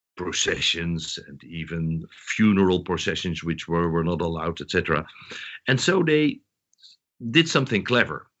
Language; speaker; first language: English; non-native, fluent; Dutch